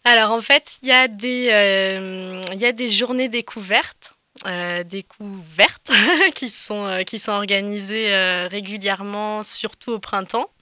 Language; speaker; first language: French; native; French